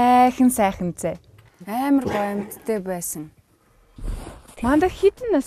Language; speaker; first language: Mongolian; non-native, learner; Russian